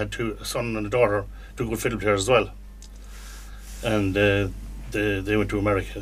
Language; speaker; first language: English; native; English